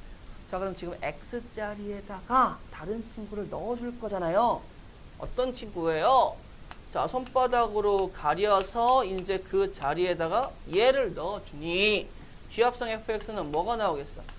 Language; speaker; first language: Korean; native; Korean